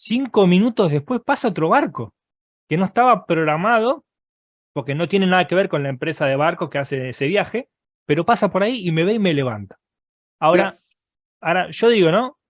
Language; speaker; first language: Spanish; native; Spanish